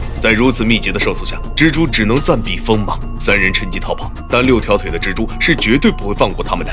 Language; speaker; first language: Chinese; native; Chinese